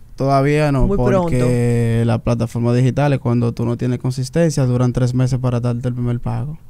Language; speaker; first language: Spanish; early bilingual, heritage; Spanish